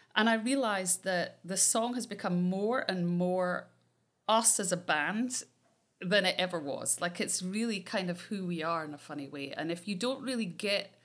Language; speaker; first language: English; native; English